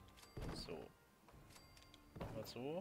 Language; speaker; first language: German; native; German